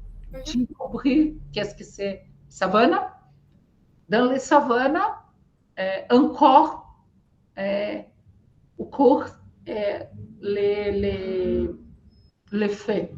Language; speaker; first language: French; non-native, learner; Portuguese